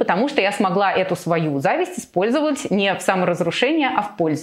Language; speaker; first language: Russian; native; Russian